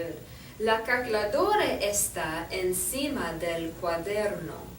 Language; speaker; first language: Spanish; non-native, fluent; English